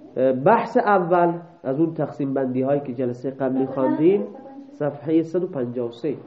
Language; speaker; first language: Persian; non-native, local second language; Baluchi